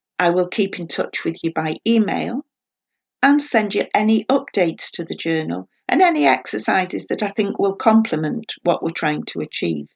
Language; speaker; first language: English; native; English